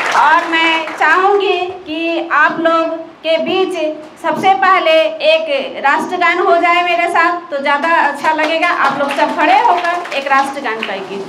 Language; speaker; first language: Hindi; native; Hindi